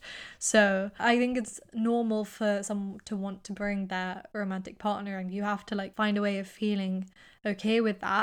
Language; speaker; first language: English; native; English